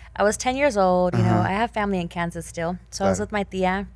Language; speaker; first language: English; early bilingual, other home language; Spanish